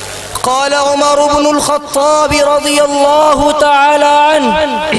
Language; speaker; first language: Arabic; non-native, learner; Urdu